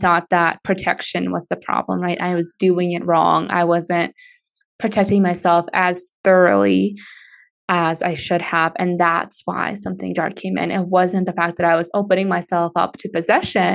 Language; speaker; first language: English; early bilingual, other home language; Russian